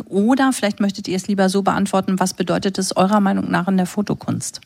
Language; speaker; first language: German; native; German